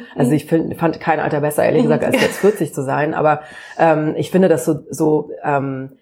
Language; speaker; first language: German; native; German